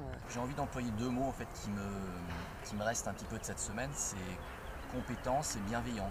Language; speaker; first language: French; native; French